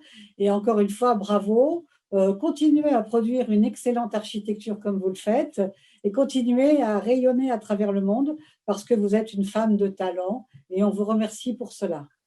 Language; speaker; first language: French; native; French